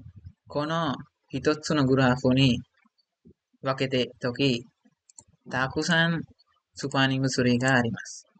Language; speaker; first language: Japanese; non-native, learner; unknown